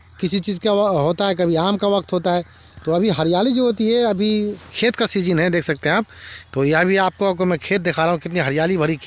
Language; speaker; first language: Hindi; native; Hindi